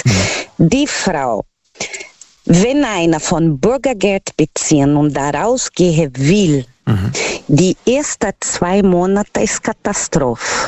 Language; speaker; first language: German; non-native, learner; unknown